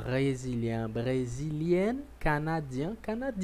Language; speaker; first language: French; non-native, learner; Portuguese